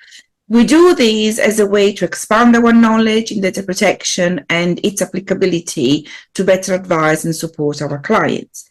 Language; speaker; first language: English; non-native, fluent; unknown